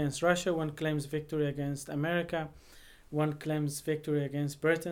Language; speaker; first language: English; non-native, fluent; Persian